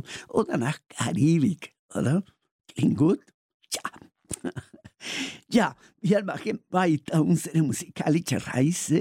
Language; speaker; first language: German; non-native, learner; Spanish